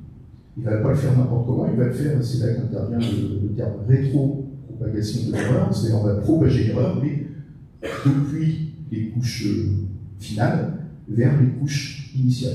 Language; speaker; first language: French; native; French